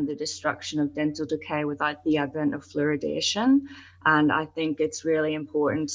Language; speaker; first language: English; native; English